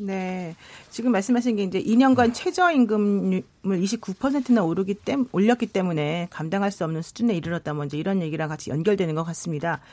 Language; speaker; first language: Korean; native; Korean